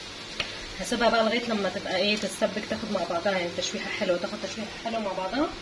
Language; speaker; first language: Arabic; native; Arabic